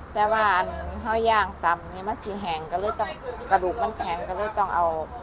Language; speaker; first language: Thai; native; Thai